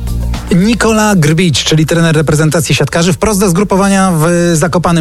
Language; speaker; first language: Polish; native; Polish